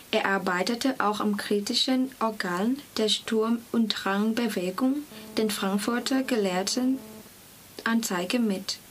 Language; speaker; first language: German; non-native, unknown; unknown